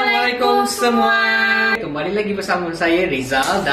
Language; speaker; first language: Malay; native; Malay